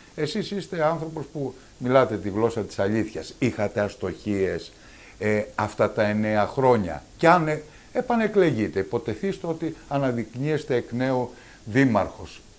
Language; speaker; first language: Greek; native; Greek